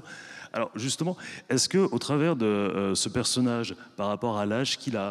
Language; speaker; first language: French; native; French